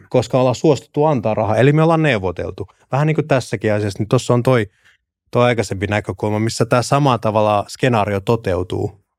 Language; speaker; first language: Finnish; early bilingual, other home language; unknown